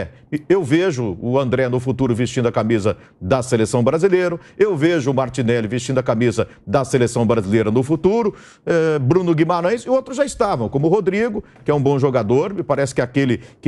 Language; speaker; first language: Portuguese; native; Portuguese